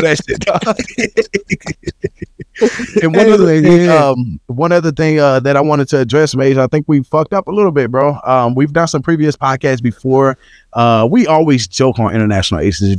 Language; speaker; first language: English; native; English